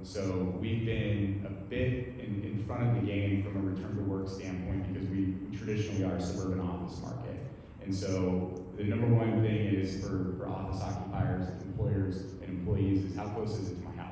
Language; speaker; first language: English; native; English